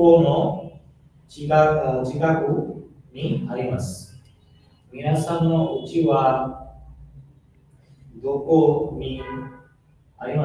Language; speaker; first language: Japanese; non-native, learner; Bangla